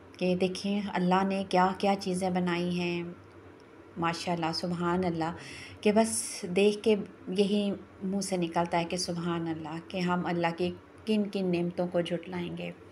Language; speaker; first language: Urdu; non-native, local second language; Pahari-Potwari